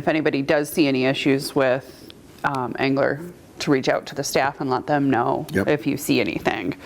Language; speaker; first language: English; native; English